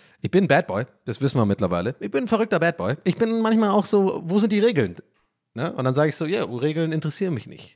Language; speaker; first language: German; native; German